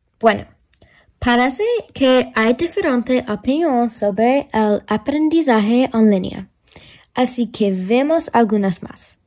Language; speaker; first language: Spanish; non-native, learner; English